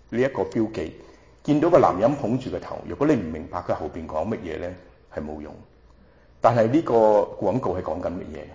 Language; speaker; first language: Cantonese; non-native, local second language; Wu Chinese